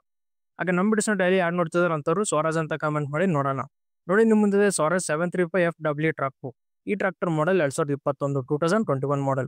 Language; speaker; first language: Kannada; native; Kannada